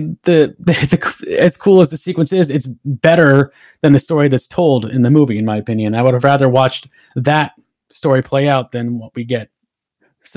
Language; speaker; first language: English; native; English